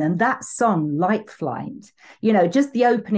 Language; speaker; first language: English; native; English